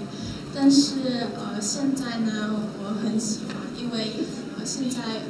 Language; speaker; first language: Chinese; non-native, learner; Korean